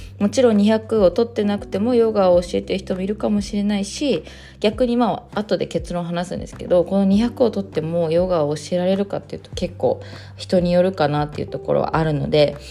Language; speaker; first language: Japanese; native; Japanese